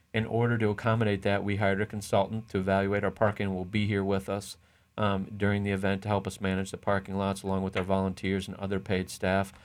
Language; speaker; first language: English; native; English